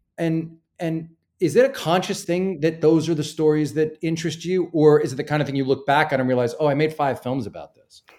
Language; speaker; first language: English; native; English